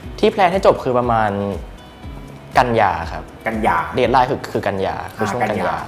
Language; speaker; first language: Thai; native; Thai